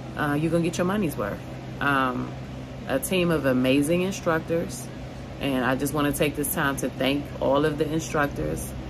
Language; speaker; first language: English; native; English